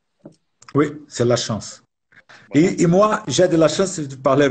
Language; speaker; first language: French; non-native, fluent; Portuguese